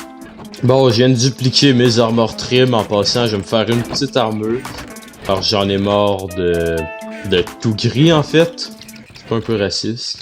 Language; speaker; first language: French; native; French